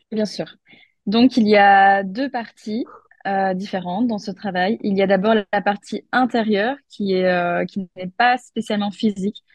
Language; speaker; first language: French; native; French